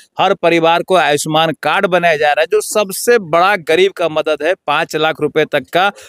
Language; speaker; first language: Hindi; native; Hindi